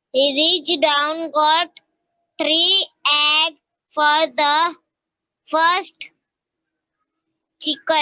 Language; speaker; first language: English; non-native, learner; Hindi